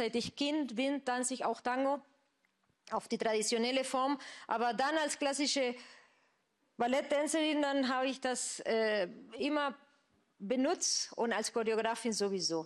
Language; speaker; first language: German; non-native, fluent; Spanish